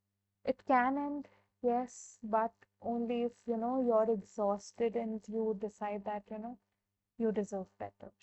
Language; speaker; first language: English; non-native, local second language; Hindi